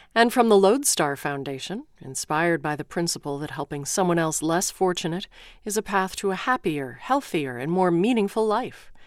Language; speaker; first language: English; non-native, fluent; Ukrainian